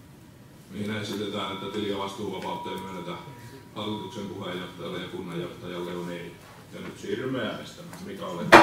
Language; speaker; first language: Finnish; native; Finnish